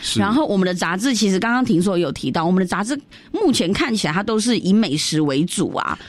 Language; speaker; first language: Chinese; early bilingual, other home language; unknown